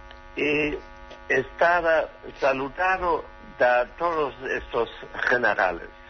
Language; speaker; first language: Spanish; non-native, learner; German